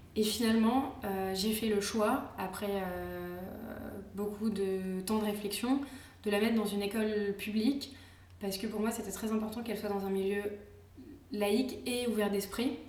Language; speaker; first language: French; native; French